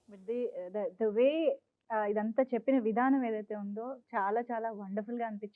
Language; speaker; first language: Telugu; native; Telugu